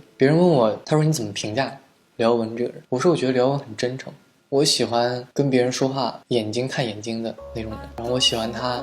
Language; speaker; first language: Chinese; native; Chinese